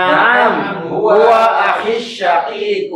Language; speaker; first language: Arabic; non-native, learner; Indonesian